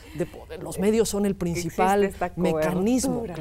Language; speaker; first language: Spanish; native; Spanish